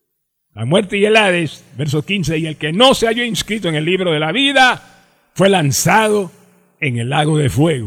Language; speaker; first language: Spanish; native; Spanish